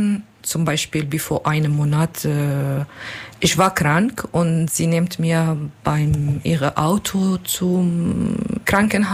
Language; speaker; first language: German; non-native, learner; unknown